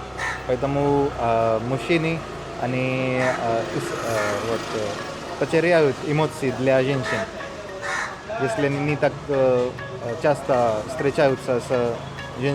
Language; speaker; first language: Russian; non-native, learner; Hindi